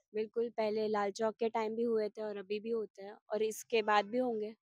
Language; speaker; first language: Hindi; non-native, local second language; Gujarati